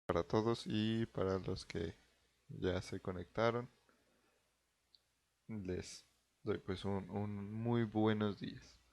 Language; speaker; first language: Spanish; native; Spanish